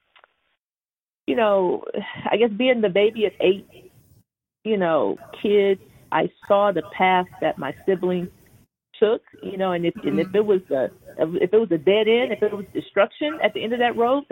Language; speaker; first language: English; native; English